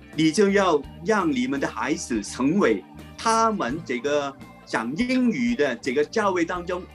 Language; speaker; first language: Chinese; non-native, local second language; Cantonese